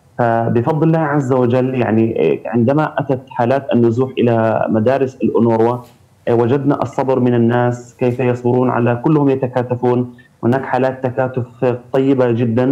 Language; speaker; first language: Arabic; native; Arabic